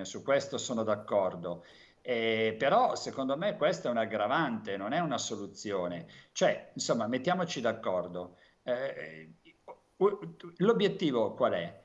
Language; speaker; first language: Italian; native; Italian